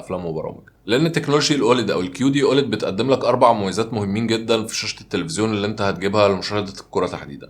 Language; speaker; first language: Arabic; native; Arabic